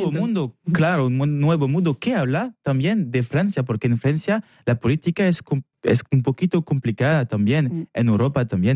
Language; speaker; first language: Spanish; non-native, learner; French